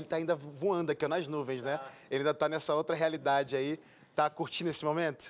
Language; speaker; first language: Portuguese; native; Portuguese